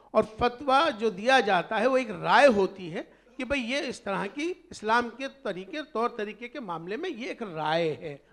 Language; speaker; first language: Hindi; native; Hindi